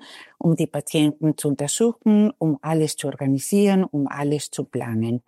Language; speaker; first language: German; non-native, fluent; Spanish